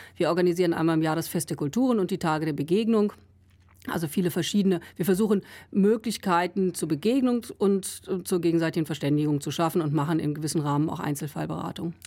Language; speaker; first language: German; native; German